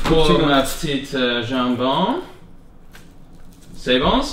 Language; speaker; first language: French; non-native, learner; English